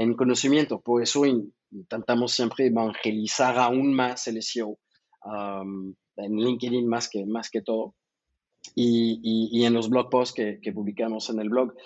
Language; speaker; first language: Spanish; non-native, fluent; French